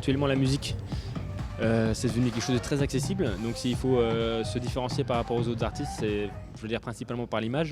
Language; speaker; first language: French; native; French